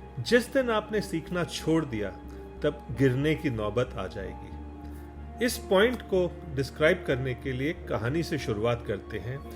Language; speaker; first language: Hindi; non-native, local second language; Tamil